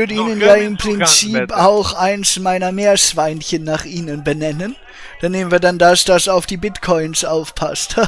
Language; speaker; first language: German; native; German